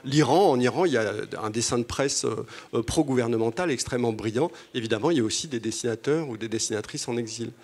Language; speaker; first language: French; native; French